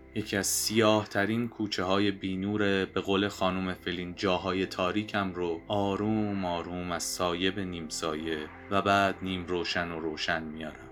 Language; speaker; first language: Persian; native; Persian